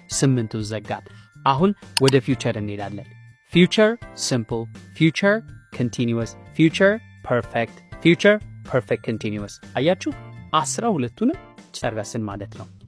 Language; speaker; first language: Amharic; native; Amharic